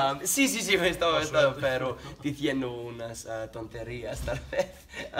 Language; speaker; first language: Spanish; non-native, learner; English